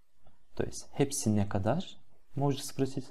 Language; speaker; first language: Russian; non-native, fluent; Turkish